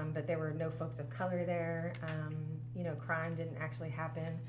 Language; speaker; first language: English; native; English